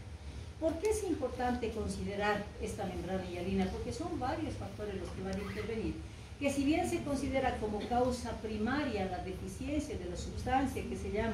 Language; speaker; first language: Spanish; native; Spanish